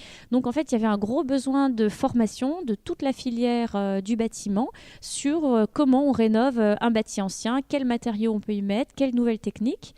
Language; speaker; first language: French; native; French